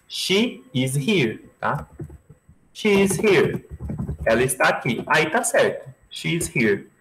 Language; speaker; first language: English; non-native, fluent; Portuguese